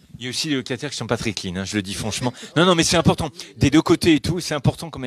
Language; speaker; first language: French; native; French